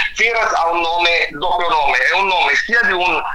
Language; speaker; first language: Italian; non-native, fluent; Arabic